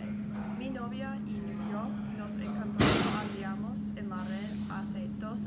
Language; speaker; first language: Spanish; non-native, learner; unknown